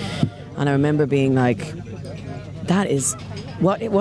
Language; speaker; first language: English; native; English